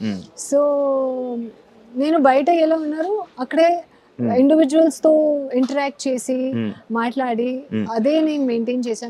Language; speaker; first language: Telugu; non-native, learner; Hindi